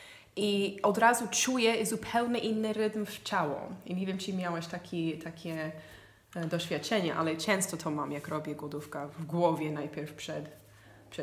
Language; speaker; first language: Polish; non-native, fluent; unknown